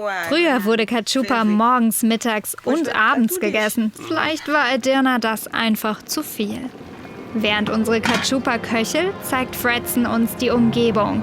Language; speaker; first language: German; native; German